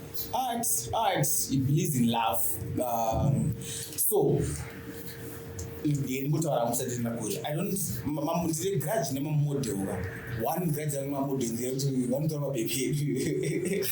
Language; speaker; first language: English; non-native, local second language; Shona